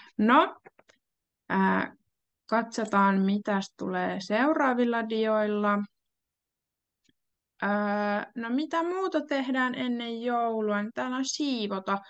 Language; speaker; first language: Finnish; native; Finnish